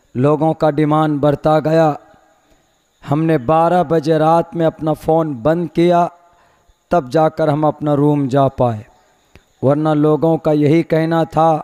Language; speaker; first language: Hindi; native; Hindi